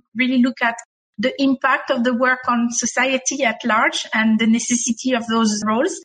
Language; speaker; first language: English; non-native, fluent; French